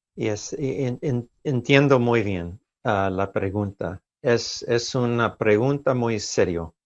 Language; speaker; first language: Spanish; non-native, learner; English